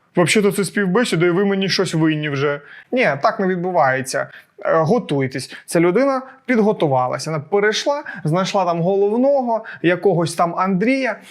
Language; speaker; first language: Ukrainian; non-native, local second language; Russian